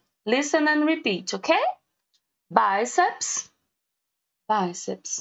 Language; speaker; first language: English; non-native, learner; Portuguese